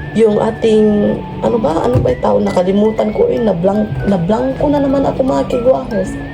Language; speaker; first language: Filipino; non-native, local second language; Cebuano